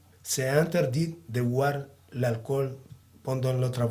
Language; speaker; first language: French; non-native, learner; Spanish